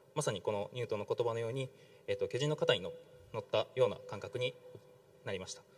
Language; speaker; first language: Japanese; native; Japanese